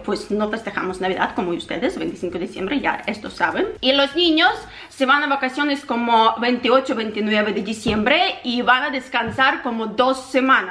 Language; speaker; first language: Spanish; non-native, fluent; Ukrainian